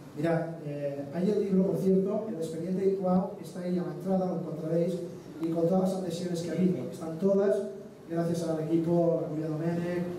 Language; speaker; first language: Spanish; non-native, local second language; Catalan